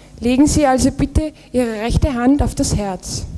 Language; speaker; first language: German; native; German